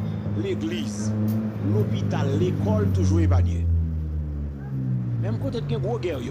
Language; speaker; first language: French; non-native, local second language; Haitian Creole